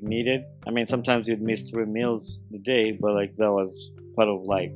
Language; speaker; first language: English; non-native, local second language; Ganda